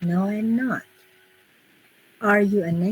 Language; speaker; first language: English; non-native, fluent; Indonesian